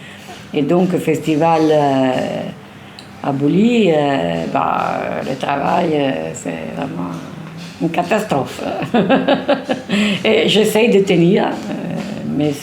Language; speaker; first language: French; non-native, fluent; Italian